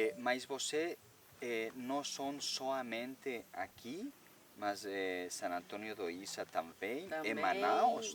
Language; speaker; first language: Portuguese; non-native, learner; Spanish